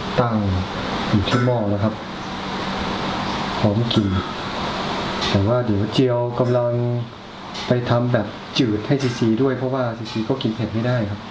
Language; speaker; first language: Thai; native; Thai